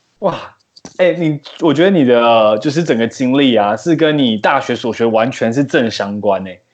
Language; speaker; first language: Chinese; native; Chinese